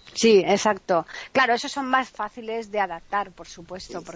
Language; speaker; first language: Spanish; native; Spanish